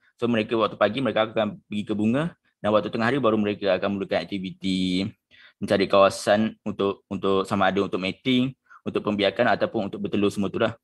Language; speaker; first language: Malay; native; Malay